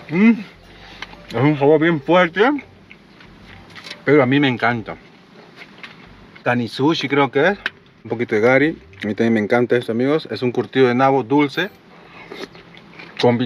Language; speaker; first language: Spanish; native; Spanish